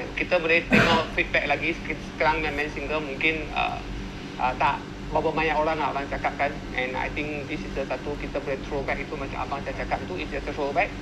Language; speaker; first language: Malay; non-native, local second language; Chinese